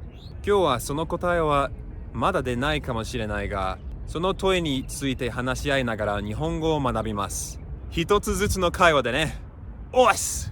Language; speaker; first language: Japanese; non-native, learner; English